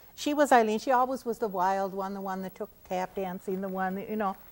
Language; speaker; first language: English; native; English